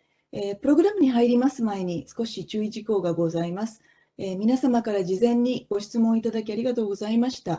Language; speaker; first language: Japanese; native; Japanese